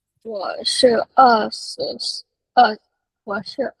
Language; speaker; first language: Chinese; non-native, learner; Vietnamese